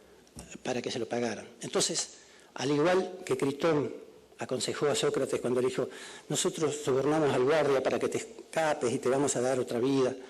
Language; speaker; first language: Spanish; native; Spanish